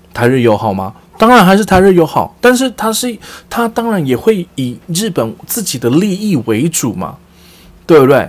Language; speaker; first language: Chinese; early bilingual, heritage; Chinese